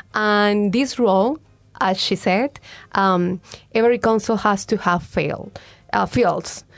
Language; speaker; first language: English; non-native, fluent; Spanish